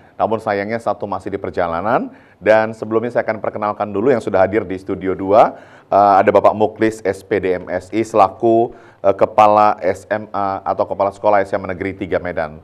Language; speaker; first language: Indonesian; native; Indonesian